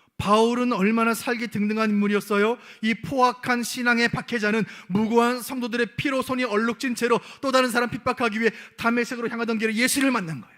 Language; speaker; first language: Korean; native; Korean